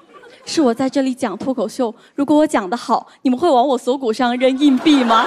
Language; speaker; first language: Chinese; native; Chinese